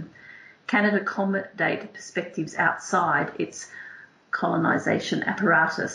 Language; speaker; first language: English; native; English